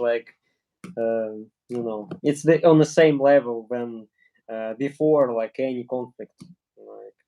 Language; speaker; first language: English; non-native, learner; Russian